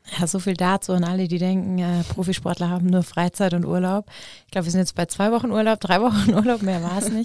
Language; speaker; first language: German; native; German